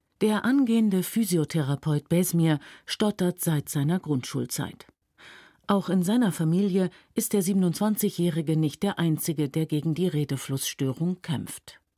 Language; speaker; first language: German; native; German